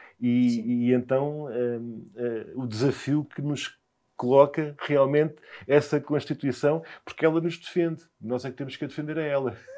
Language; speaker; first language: Portuguese; native; Portuguese